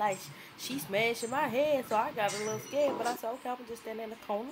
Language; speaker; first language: English; native; English